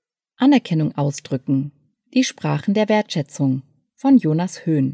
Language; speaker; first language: German; native; German